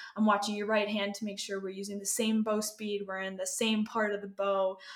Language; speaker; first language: English; native; English